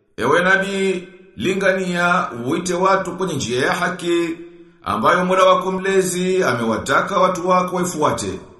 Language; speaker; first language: Swahili; native; Swahili